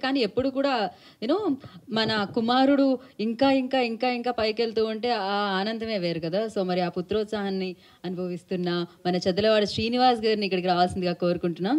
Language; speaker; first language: Telugu; native; Telugu